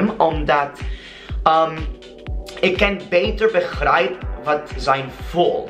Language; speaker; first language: Dutch; non-native, learner; Spanish